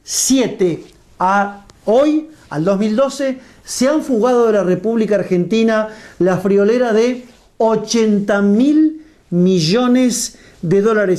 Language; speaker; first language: Spanish; native; Spanish